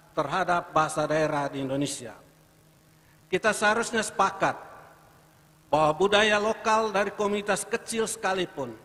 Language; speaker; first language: Indonesian; non-native, local second language; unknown